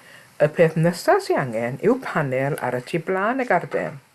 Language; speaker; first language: Welsh; native; Welsh